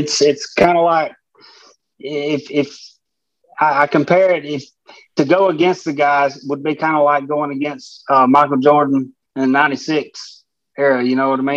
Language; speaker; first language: English; native; English